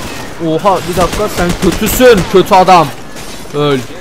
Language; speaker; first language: Turkish; native; Turkish